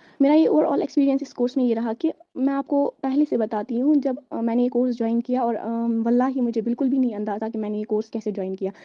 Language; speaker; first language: Urdu; native; Urdu